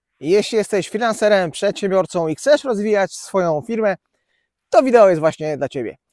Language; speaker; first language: Polish; native; Polish